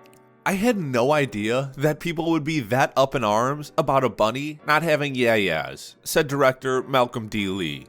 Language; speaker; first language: English; native; English